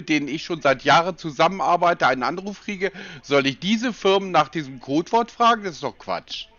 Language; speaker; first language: German; native; German